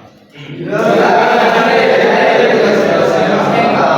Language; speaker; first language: Japanese; non-native, learner; Indonesian